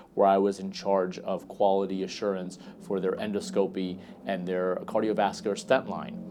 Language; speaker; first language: English; native; English